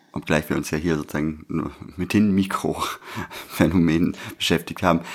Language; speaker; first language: German; native; German